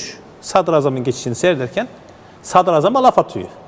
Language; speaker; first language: Turkish; native; Turkish